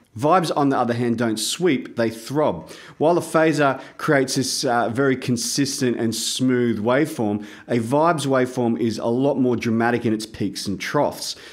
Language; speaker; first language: English; native; English